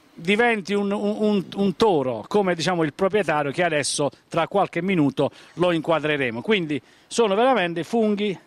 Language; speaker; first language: Italian; native; Italian